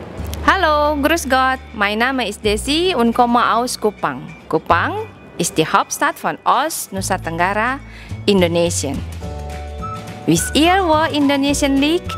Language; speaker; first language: German; non-native, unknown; Indonesian